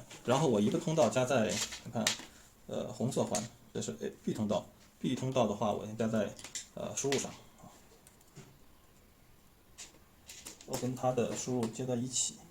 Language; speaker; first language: Chinese; native; Chinese